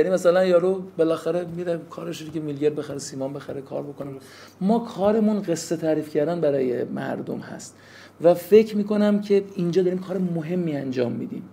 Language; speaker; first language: Persian; native; Persian